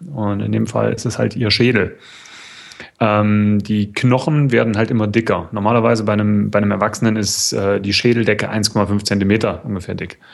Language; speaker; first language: German; native; German